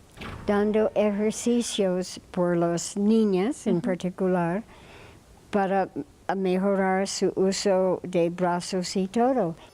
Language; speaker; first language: Spanish; non-native, fluent; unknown